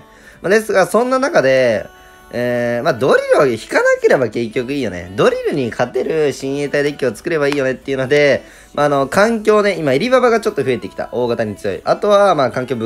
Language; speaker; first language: Japanese; native; Japanese